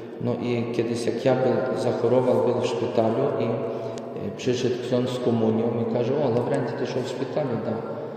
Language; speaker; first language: Polish; non-native, local second language; Ukrainian